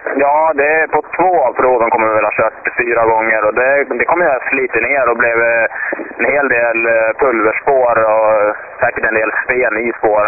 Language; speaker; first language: Swedish; native; Swedish